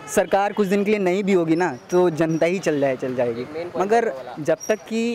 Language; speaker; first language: Hindi; native; Hindi